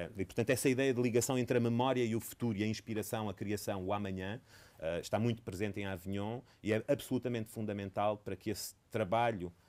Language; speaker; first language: Portuguese; native; Portuguese